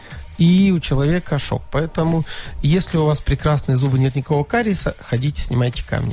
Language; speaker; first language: Russian; native; Russian